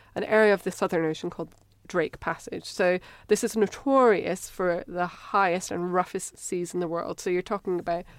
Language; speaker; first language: English; native; English